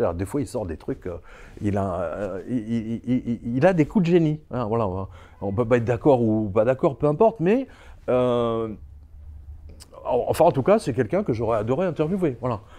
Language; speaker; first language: French; early bilingual, other home language; Serbian